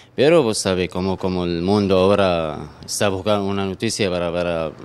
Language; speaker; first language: Spanish; non-native, fluent; Arabic